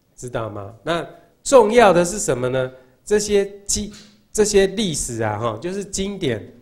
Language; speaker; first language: Chinese; native; Chinese